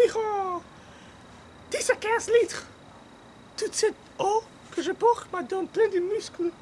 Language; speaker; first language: French; non-native, learner; English